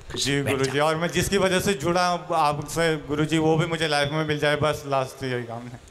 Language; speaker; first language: Hindi; native; Hindi